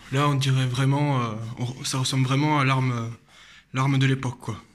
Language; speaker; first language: French; native; French